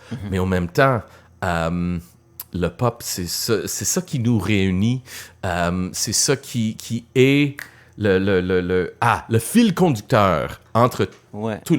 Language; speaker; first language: French; non-native, local second language; English